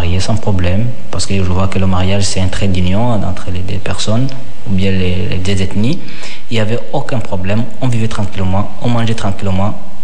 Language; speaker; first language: French; non-native, local second language; Kinyarwanda